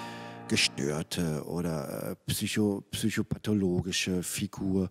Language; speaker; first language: German; native; German